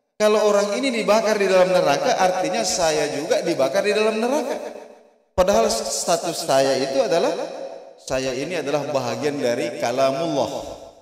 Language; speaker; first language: Indonesian; non-native, local second language; Buginese